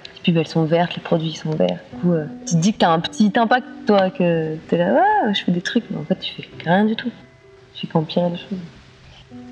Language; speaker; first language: French; native; French